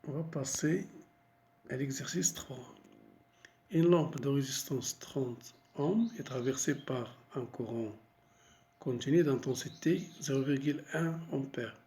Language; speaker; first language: French; non-native, local second language; Arabic